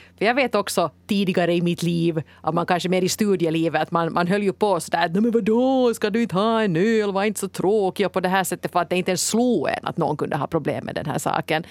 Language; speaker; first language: Swedish; native; Swedish